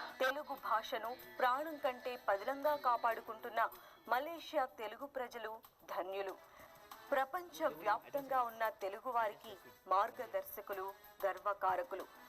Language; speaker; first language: Telugu; early bilingual, heritage; Telugu